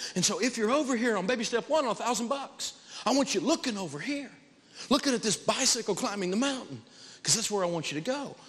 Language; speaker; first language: English; native; English